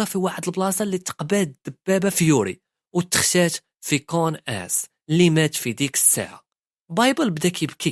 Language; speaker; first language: Arabic; native; Arabic